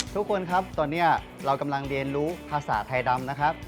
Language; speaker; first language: Thai; non-native, fluent; Chinese